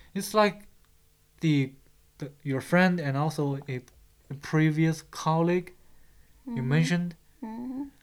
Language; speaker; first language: English; non-native, fluent; Chinese